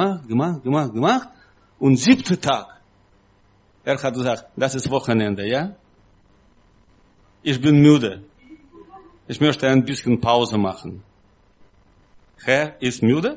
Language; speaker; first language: German; non-native, learner; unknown